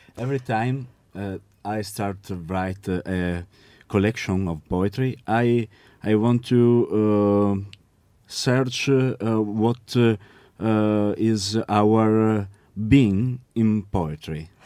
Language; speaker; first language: English; non-native, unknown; Italian